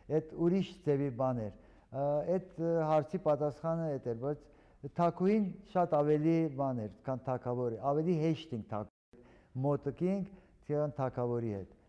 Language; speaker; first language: Armenian; early bilingual, heritage; Armenian